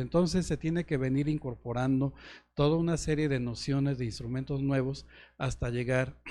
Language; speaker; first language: Spanish; native; Spanish